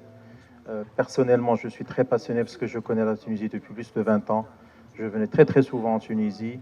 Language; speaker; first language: French; non-native, local second language; Arabic